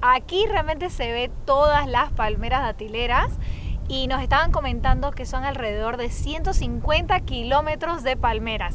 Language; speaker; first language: Spanish; native; Spanish